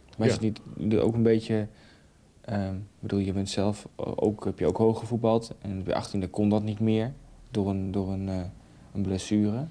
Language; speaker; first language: Dutch; native; Dutch